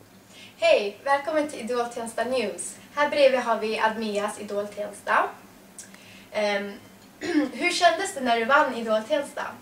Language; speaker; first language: Swedish; native; Swedish